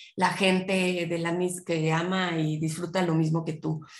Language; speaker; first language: Spanish; native; Spanish